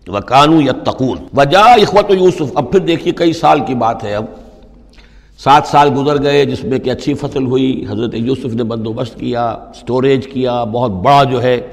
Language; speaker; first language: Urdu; non-native, local second language; Punjabi